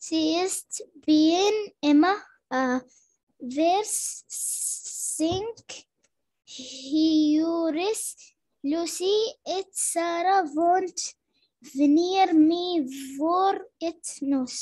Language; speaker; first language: French; non-native, learner; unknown